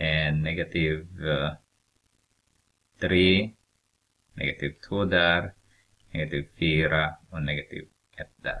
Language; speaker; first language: Swedish; non-native, fluent; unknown